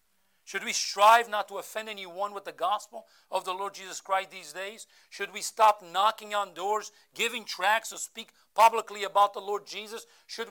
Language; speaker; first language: English; non-native, fluent; Portuguese